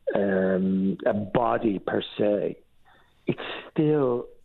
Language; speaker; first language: English; native; English